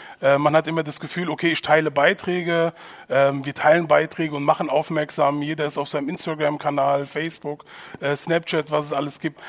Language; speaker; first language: German; native; German